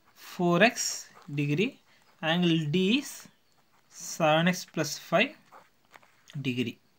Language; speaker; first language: English; non-native, local second language; Tamil